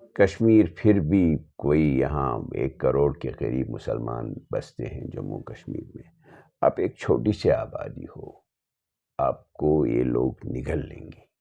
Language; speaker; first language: Urdu; non-native, local second language; Kashmiri